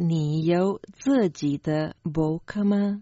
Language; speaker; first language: Chinese; non-native, learner; Croatian